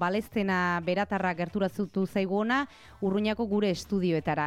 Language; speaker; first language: Basque; native; Basque